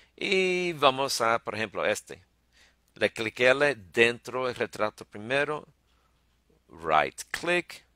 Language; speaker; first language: Spanish; early bilingual, heritage; Spanish